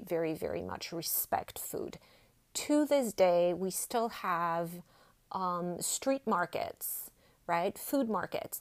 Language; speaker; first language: English; non-native, fluent; French